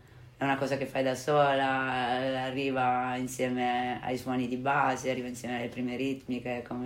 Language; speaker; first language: Italian; native; Italian